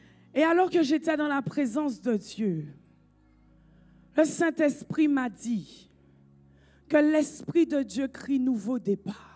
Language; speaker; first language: French; native; French